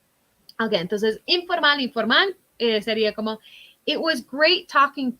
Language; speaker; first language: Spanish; non-native, fluent; English